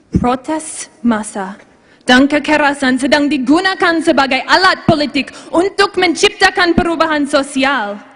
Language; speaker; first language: Malay; non-native, fluent; English